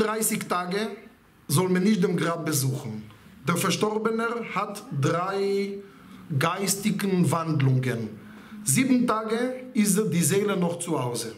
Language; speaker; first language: German; non-native, fluent; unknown